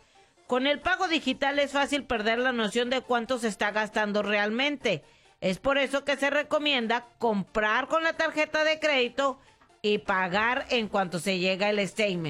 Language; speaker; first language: Spanish; native; Spanish